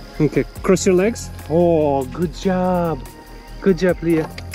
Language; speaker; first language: English; non-native, fluent; Ukrainian